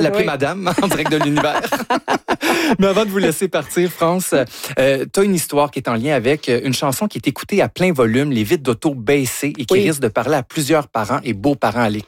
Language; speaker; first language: French; native; French